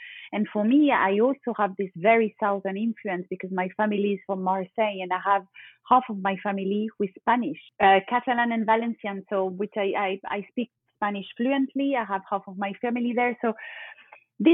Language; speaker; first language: English; non-native, fluent; French